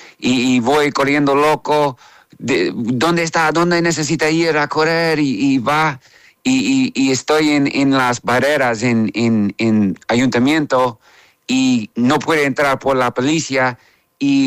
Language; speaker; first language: Spanish; non-native, learner; English